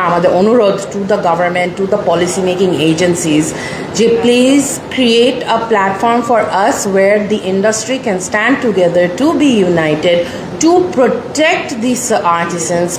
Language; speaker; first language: Bangla; native; Bangla